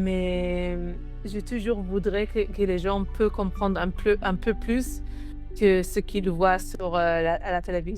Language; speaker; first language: French; non-native, learner; Hebrew